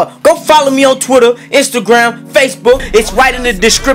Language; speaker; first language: English; native; English